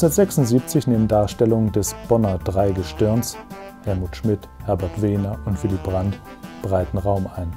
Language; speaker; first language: German; native; German